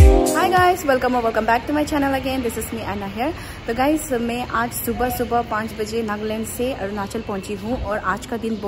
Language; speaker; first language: Hindi; non-native, local second language; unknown